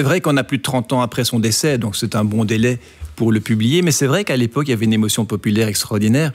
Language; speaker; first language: French; native; French